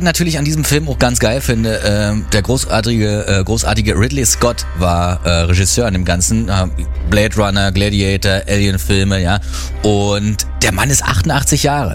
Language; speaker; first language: German; native; German